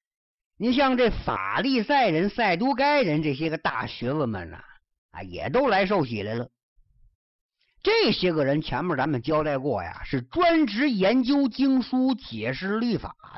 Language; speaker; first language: Chinese; native; Chinese